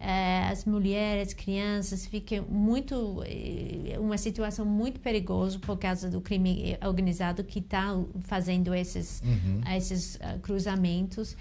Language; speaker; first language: Portuguese; non-native, fluent; English